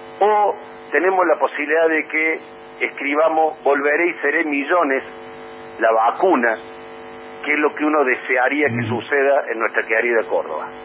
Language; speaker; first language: Spanish; native; Spanish